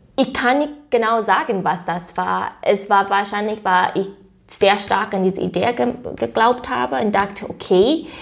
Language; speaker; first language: German; non-native, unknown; English